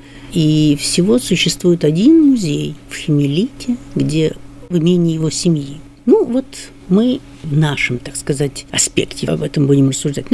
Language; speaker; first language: Russian; native; Russian